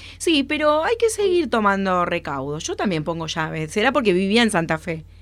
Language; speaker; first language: Spanish; native; Spanish